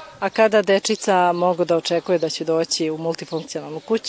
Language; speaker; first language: Serbian; native; Serbian